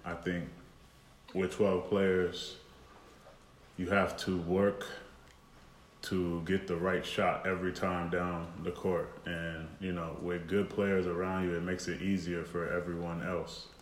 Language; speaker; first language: English; native; English